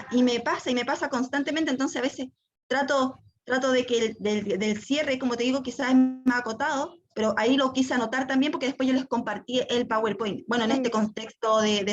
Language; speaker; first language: Spanish; native; Spanish